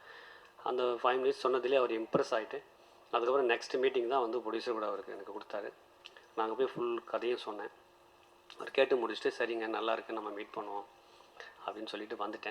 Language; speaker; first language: Tamil; native; Tamil